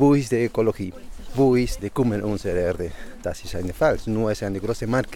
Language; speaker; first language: German; non-native, learner; Spanish